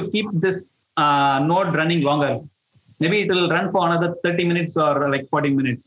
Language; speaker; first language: English; non-native, local second language; Tamil